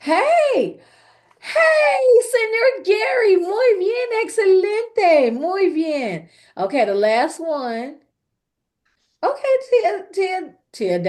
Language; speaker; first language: Spanish; non-native, fluent; English